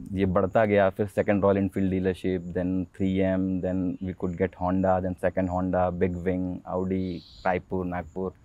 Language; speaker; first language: Hindi; native; Hindi